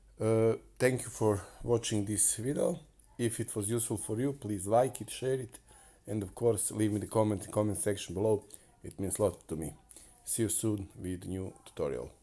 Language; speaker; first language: English; non-native, learner; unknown